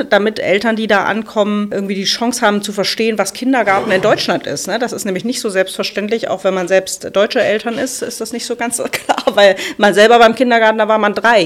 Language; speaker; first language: German; native; German